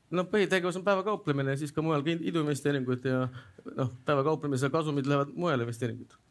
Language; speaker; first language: Estonian; non-native, local second language; Russian